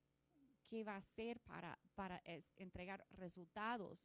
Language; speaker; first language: Spanish; non-native, fluent; English